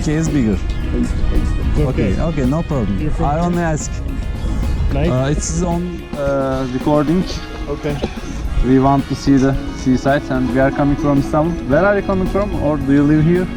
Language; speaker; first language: English; non-native, learner; Turkish